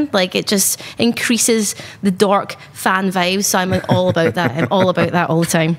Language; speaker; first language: English; native; English